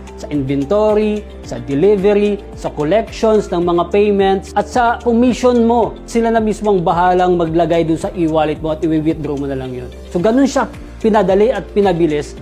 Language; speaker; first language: Filipino; non-native, local second language; Waray